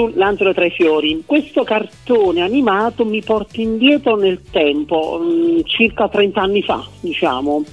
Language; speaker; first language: Italian; native; Italian